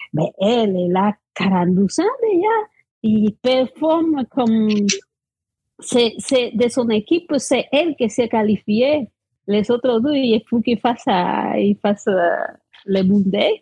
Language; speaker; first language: French; non-native, fluent; Spanish